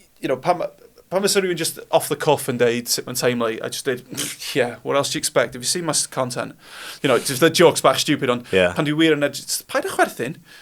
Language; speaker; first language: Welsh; non-native, local second language; English